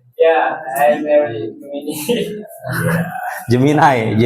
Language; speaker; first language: English; non-native, learner; Indonesian